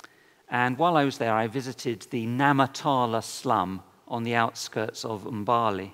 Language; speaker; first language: English; native; English